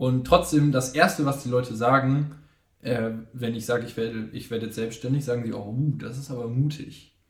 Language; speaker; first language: German; native; German